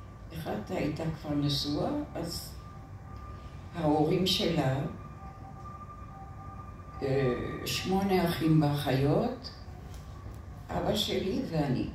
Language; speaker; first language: Hebrew; non-native, fluent; French